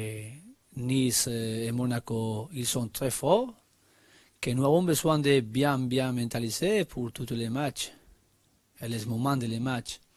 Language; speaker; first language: French; non-native, learner; Spanish